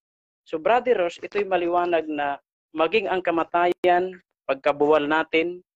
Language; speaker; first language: Filipino; native; Filipino